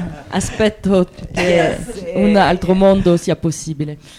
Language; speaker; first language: Italian; native; Italian